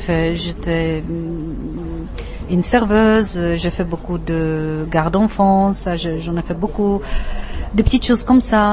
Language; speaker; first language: French; non-native, fluent; Czech